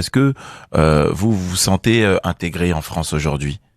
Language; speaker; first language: French; native; French